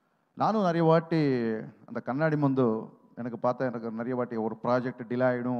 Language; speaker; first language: Tamil; non-native, learner; Telugu